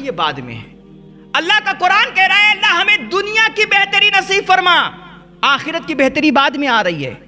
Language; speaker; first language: Urdu; native; Urdu